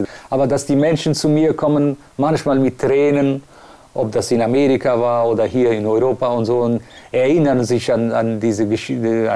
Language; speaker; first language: German; non-native, fluent; Persian